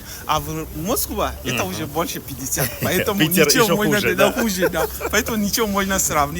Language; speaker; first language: Russian; non-native, fluent; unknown